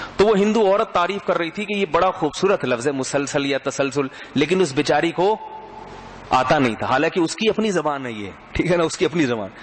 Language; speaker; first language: Urdu; native; Urdu